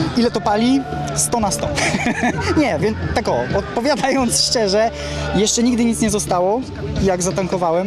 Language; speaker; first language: Polish; native; Polish